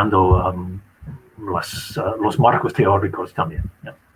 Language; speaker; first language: Spanish; non-native, fluent; English